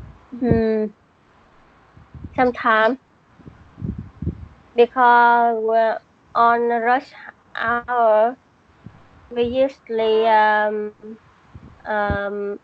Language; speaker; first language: English; non-native, learner; Vietnamese